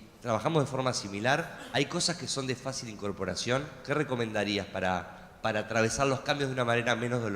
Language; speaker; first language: Spanish; native; Spanish